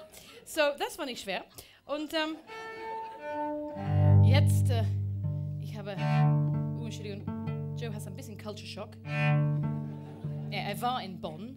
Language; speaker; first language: German; non-native, fluent; English